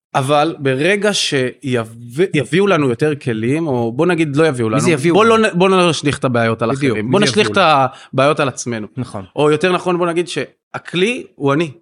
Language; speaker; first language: Hebrew; native; Hebrew